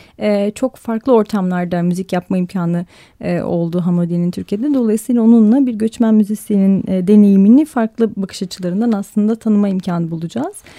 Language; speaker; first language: Turkish; native; Turkish